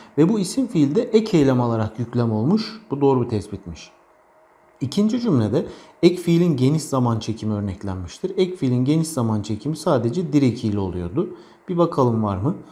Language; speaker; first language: Turkish; native; Turkish